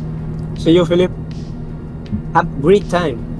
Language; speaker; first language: English; non-native, learner; Spanish